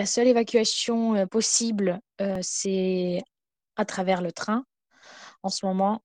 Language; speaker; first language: French; non-native, fluent; Ukrainian